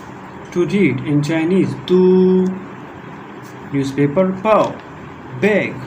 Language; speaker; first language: English; non-native, local second language; Urdu